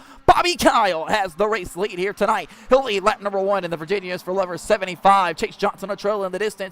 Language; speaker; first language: English; native; English